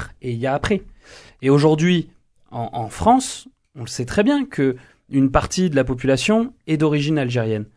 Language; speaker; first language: French; native; French